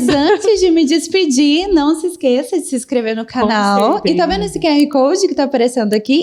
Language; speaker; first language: Portuguese; native; Portuguese